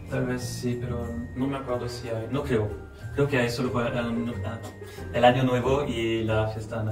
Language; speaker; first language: Spanish; non-native, learner; French